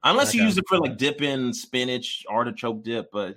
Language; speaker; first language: English; early bilingual, other home language; Yoruba